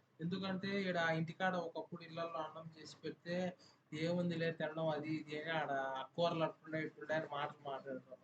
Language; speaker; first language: Telugu; native; Telugu